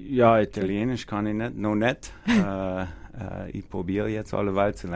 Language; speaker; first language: German; non-native, learner; English